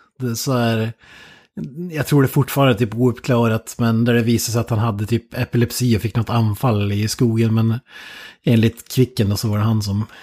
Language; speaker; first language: Swedish; native; Swedish